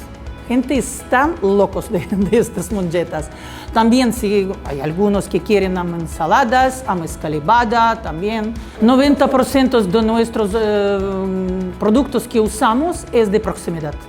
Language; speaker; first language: Spanish; non-native, learner; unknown